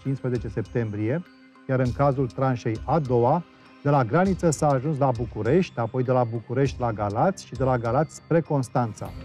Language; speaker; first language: Romanian; native; Romanian